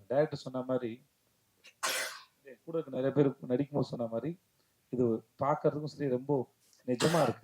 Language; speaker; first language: Tamil; native; Tamil